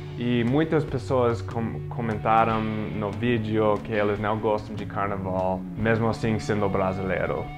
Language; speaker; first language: Portuguese; non-native, fluent; English